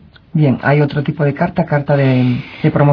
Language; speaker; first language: Spanish; native; Spanish